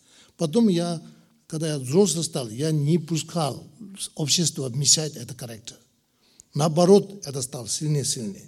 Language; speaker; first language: Russian; non-native, learner; Tibetan